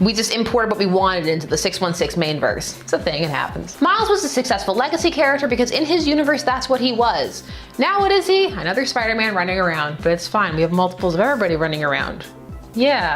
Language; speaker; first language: English; native; English